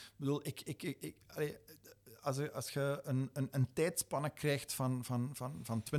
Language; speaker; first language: Dutch; native; Dutch